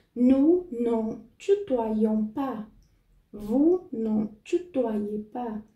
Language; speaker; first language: French; non-native, fluent; Portuguese